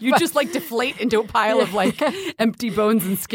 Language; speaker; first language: English; native; English